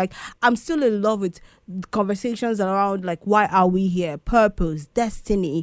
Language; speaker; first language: English; non-native, local second language; Igbo